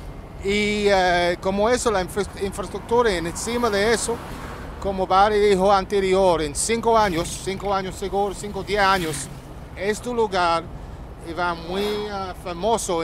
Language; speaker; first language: Spanish; early bilingual, heritage; Spanish